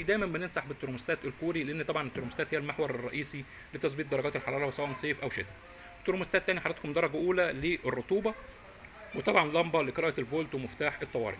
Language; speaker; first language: Arabic; native; Arabic